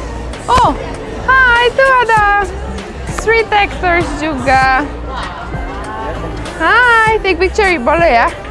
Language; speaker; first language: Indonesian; non-native, fluent; Romanian